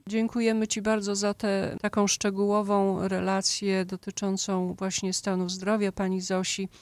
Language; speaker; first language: Polish; native; Polish